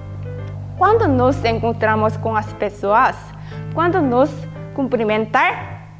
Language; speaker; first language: Portuguese; non-native, fluent; Korean